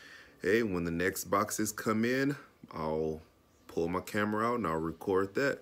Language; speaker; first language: English; native; English